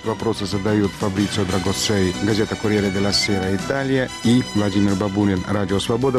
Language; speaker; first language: Russian; native; Russian